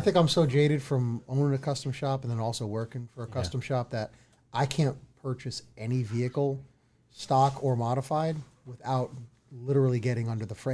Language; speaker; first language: English; native; English